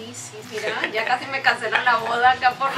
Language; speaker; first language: Spanish; native; Spanish